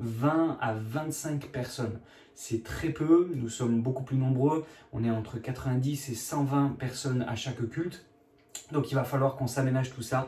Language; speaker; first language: French; native; French